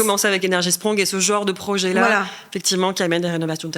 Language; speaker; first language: French; native; French